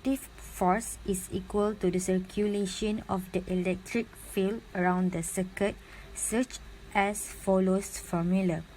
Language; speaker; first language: English; non-native, local second language; Malay